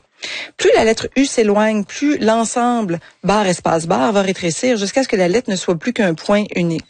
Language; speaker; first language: French; native; French